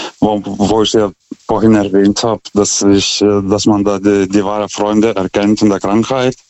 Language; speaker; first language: German; non-native, fluent; Lithuanian